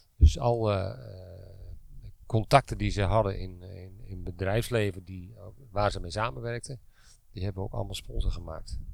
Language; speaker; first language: Dutch; native; Dutch